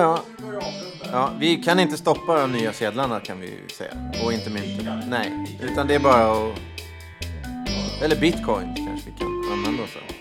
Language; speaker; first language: Swedish; native; Swedish